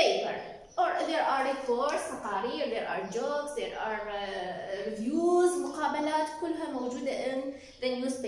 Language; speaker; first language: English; non-native, fluent; Arabic